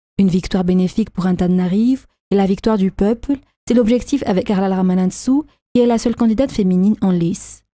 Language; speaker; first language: French; non-native, local second language; Malagasy